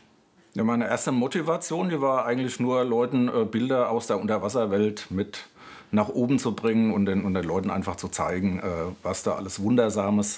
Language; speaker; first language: German; native; German